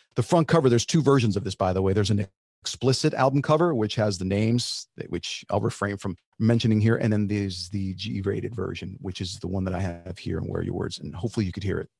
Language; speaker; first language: English; early bilingual, other home language; Spanish